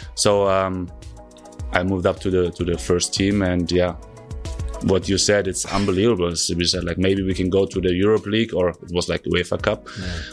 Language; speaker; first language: English; non-native, fluent; German